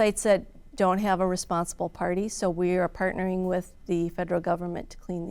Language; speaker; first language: English; native; English